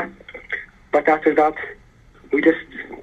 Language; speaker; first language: English; early bilingual, other home language; Arabic